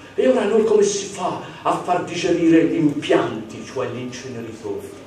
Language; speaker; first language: Italian; native; Italian